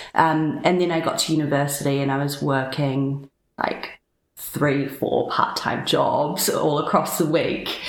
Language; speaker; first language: English; native; English